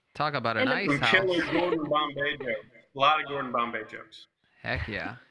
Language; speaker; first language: English; native; English